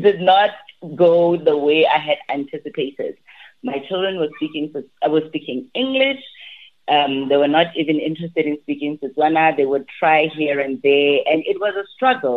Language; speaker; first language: English; non-native, local second language; Tswana